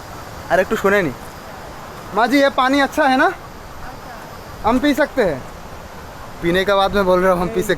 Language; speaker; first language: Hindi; non-native, local second language; Bangla